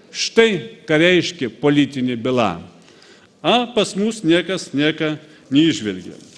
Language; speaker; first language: Lithuanian; non-native, fluent; Russian